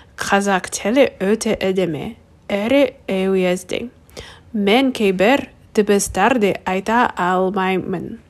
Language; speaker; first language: Kazakh; non-native, learner; English